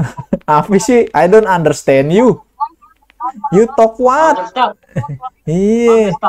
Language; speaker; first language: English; non-native, learner; Indonesian